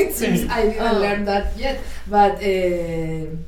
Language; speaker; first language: English; non-native, fluent; Spanish